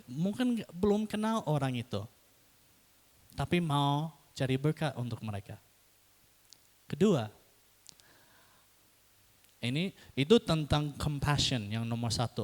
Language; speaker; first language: Indonesian; non-native, fluent; English